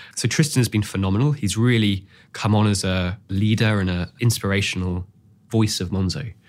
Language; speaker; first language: English; native; English